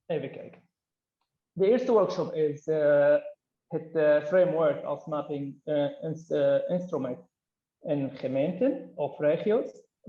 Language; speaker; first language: Dutch; non-native, fluent; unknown